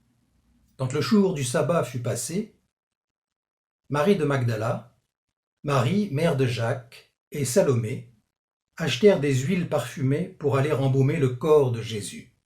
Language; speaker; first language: French; native; French